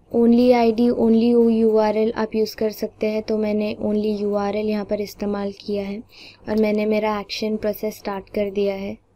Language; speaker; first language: Hindi; non-native, local second language; Marathi